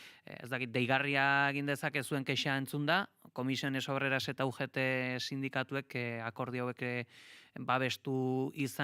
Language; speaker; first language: Basque; native; Basque